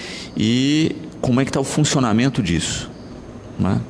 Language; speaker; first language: Portuguese; native; Portuguese